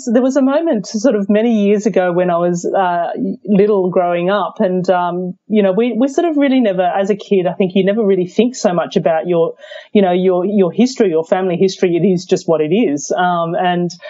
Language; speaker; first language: English; early bilingual, other home language; Cantonese